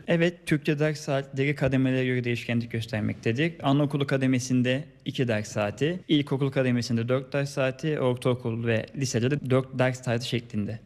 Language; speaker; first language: Turkish; native; Turkish